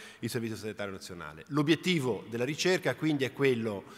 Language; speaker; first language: Italian; native; Italian